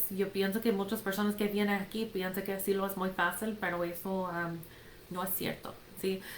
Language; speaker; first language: Spanish; non-native, fluent; English